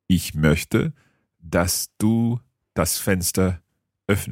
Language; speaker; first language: German; non-native, learner; English